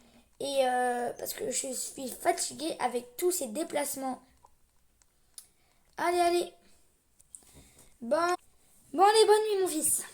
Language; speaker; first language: French; native; French